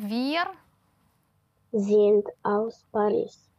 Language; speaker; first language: German; non-native, learner; Romanian